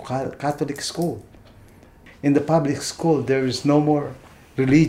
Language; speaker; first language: English; non-native, local second language; Filipino